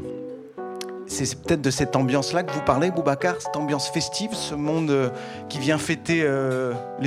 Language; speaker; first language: French; native; French